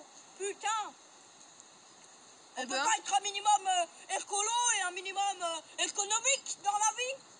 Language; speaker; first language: French; native; French